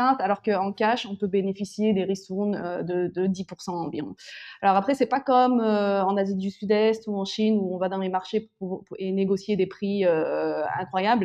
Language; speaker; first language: French; early bilingual, other home language; Korean